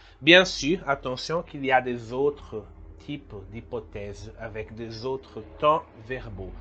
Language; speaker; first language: French; non-native, fluent; Portuguese